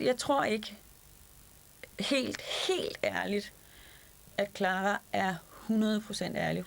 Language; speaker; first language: Danish; native; Danish